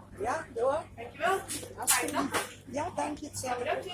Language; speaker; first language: Dutch; non-native, learner; Thai